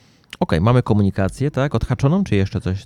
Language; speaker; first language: Polish; native; Polish